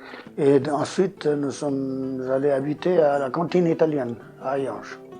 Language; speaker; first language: French; non-native, fluent; Portuguese